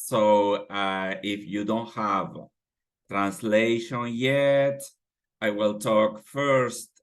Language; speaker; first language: English; non-native, fluent; Spanish